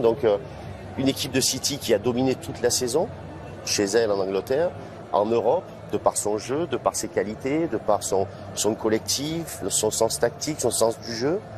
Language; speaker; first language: French; native; French